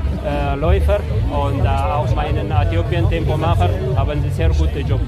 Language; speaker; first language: German; non-native, learner; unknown